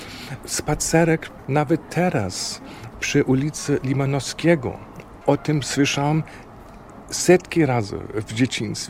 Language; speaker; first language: Polish; non-native, fluent; German